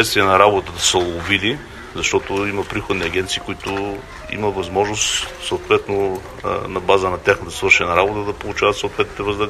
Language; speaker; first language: Bulgarian; native; Bulgarian